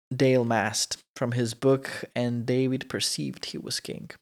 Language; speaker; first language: English; non-native, fluent; Croatian